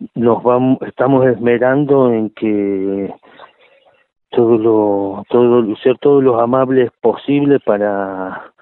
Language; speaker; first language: Spanish; native; Spanish